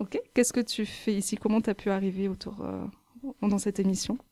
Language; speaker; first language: French; native; French